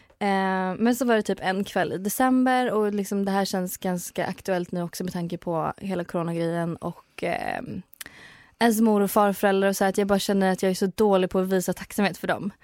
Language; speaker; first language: Swedish; native; Swedish